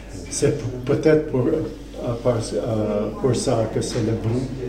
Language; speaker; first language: French; non-native, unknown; English